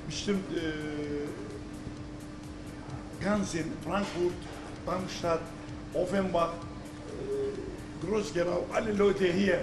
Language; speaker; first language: German; non-native, learner; Turkish